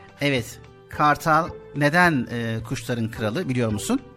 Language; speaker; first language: Turkish; native; Turkish